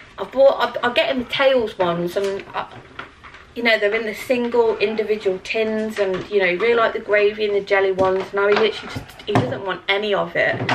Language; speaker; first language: English; native; English